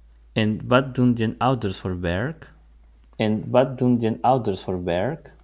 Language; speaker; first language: Dutch; non-native, learner; Spanish